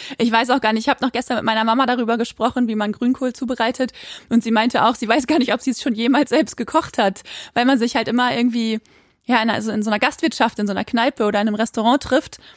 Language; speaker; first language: German; native; German